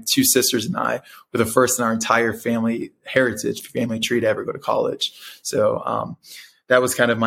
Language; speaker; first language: English; early bilingual, other home language; Spanish